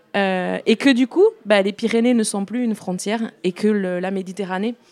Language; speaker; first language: French; native; French